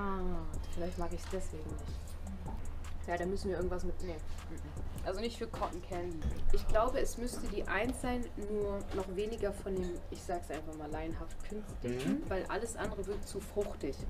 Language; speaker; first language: German; native; German